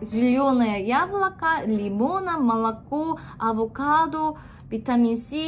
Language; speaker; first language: Russian; non-native, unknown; Korean